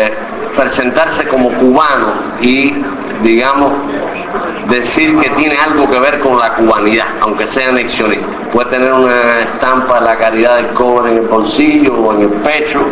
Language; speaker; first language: Spanish; native; Spanish